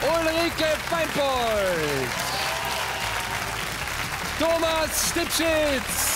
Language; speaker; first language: German; native; German